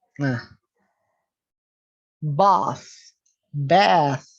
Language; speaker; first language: English; non-native, fluent; Indonesian